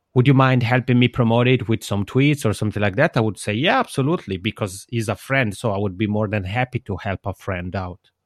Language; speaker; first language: English; non-native, fluent; Italian